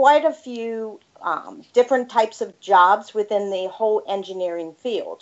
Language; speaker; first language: English; native; English